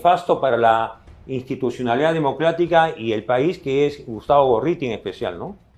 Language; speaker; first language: Spanish; native; Spanish